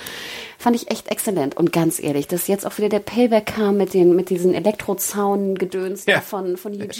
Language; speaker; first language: German; native; German